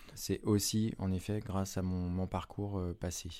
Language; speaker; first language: French; native; French